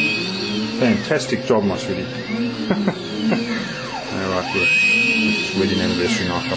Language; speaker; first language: English; native; English